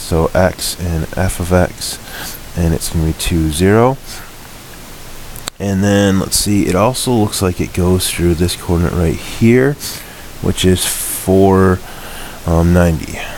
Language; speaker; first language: English; native; English